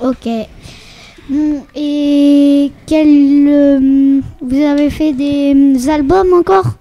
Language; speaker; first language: French; native; French